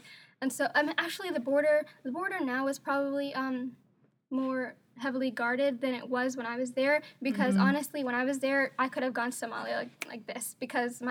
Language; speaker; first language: English; non-native, local second language; Somali